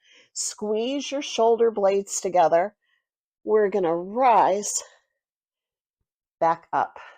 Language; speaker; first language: English; native; English